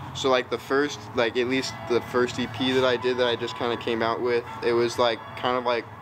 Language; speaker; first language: English; native; English